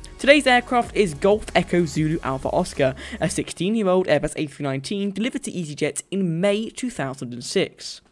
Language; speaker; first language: English; native; English